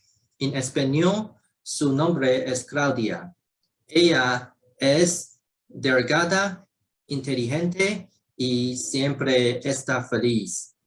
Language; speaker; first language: Spanish; non-native, learner; Chinese